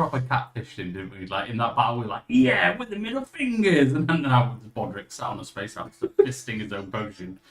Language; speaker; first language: English; native; English